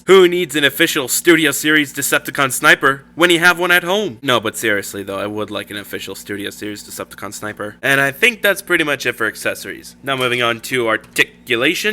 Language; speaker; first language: English; native; English